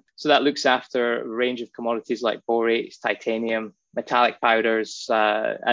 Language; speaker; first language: English; native; English